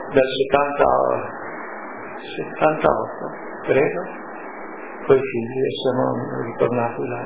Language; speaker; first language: Italian; native; Italian